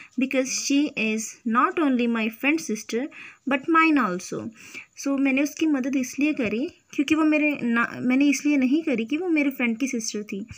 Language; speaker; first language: Hindi; native; Hindi